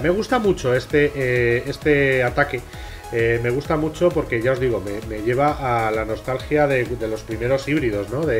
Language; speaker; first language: Spanish; native; Spanish